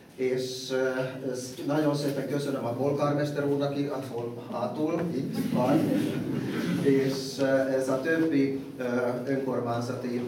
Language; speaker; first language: Hungarian; non-native, learner; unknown